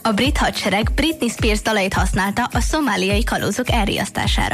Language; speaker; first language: Hungarian; native; Hungarian